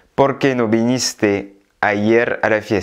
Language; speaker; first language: Spanish; non-native, fluent; French